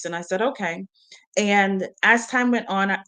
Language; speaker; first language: English; native; English